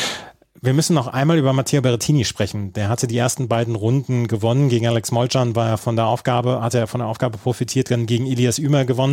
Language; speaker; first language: German; native; German